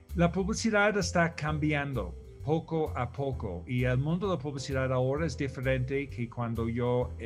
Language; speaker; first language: Spanish; non-native, fluent; English